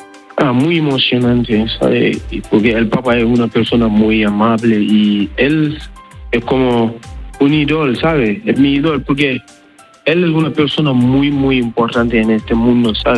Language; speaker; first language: Spanish; non-native, learner; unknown